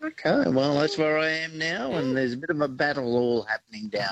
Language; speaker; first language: English; native; English